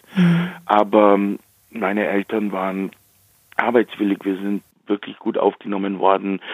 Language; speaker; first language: German; early bilingual, heritage; Slovak